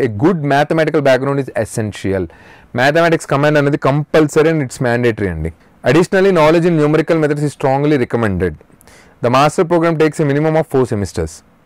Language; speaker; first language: English; non-native, local second language; Telugu